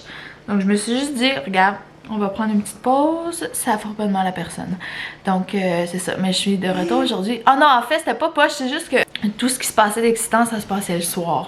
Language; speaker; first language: French; native; French